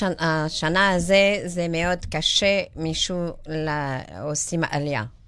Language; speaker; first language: Hebrew; non-native, learner; French